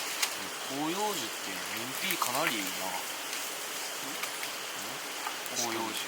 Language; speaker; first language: Japanese; native; Japanese